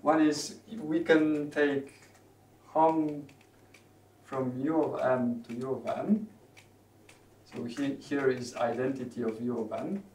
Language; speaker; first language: English; non-native, fluent; Polish